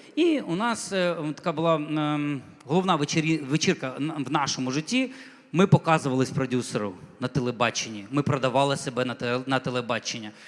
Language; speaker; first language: Ukrainian; non-native, local second language; Russian